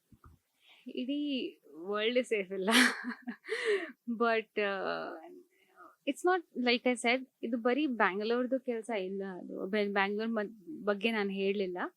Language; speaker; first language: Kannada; non-native, local second language; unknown